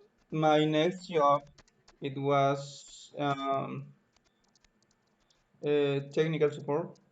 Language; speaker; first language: English; non-native, learner; Spanish